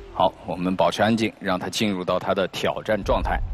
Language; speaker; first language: Chinese; native; Chinese